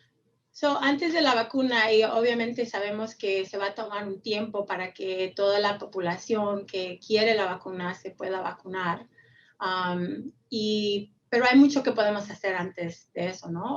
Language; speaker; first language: Spanish; early bilingual, heritage; Spanish